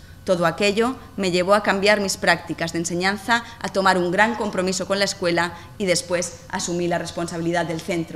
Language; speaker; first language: Spanish; native; Spanish